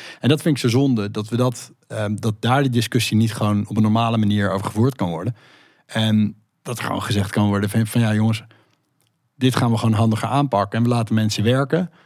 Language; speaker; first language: Dutch; native; Dutch